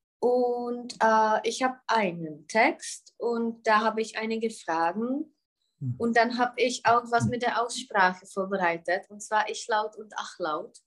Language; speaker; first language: German; non-native, fluent; Czech